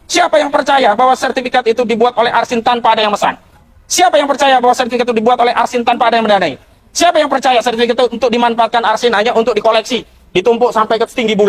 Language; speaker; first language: Indonesian; native; Indonesian